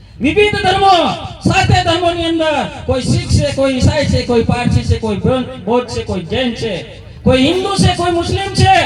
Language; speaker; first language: Gujarati; non-native, local second language; Bhili